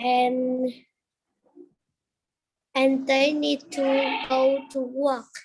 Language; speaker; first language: English; non-native, learner; Vietnamese